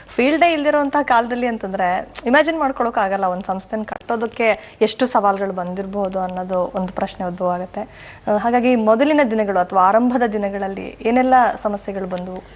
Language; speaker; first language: Kannada; native; Kannada